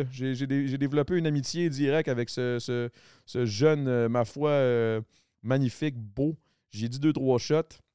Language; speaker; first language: French; native; French